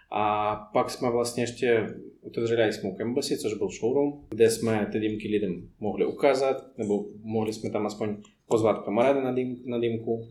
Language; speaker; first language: Czech; non-native, fluent; Russian